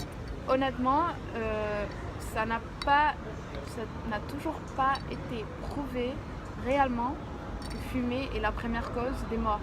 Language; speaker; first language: French; non-native, fluent; Dutch